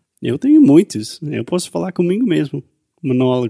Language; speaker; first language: Portuguese; non-native, fluent; English